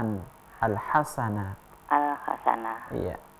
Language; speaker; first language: Arabic; non-native, fluent; Indonesian